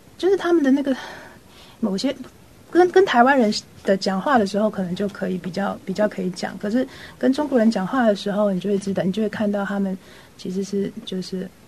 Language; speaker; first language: Chinese; native; Chinese